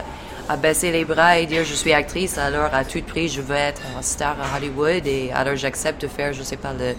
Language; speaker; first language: French; non-native, fluent; English